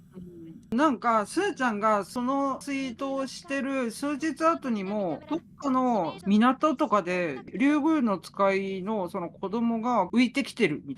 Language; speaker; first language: Japanese; native; Japanese